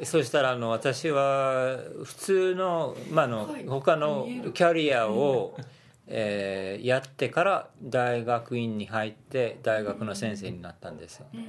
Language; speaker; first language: Japanese; non-native, fluent; English